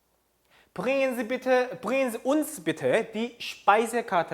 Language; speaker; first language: German; non-native, fluent; Korean